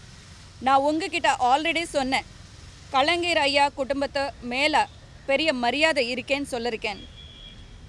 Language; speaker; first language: Tamil; non-native, learner; Telugu